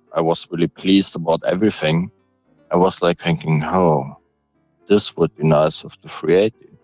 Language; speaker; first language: English; non-native, fluent; German